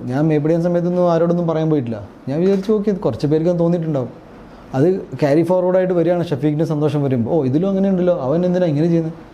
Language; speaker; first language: Malayalam; early bilingual, heritage; Malayalam